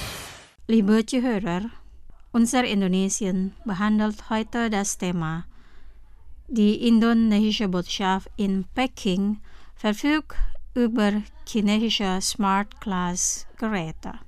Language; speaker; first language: German; non-native, fluent; Indonesian